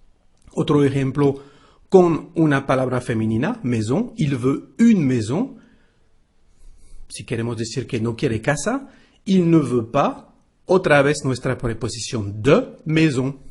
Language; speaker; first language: Spanish; non-native, fluent; French